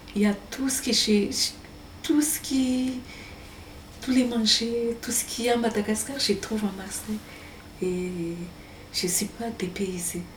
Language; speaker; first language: French; non-native, local second language; Malagasy